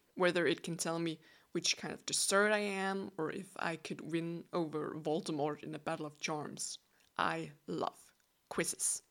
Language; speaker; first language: English; non-native, fluent; Danish